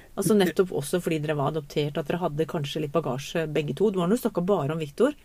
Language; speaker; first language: Norwegian; native; Norwegian